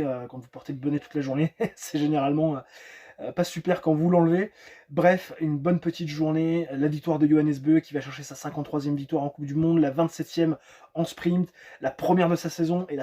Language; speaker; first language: French; native; French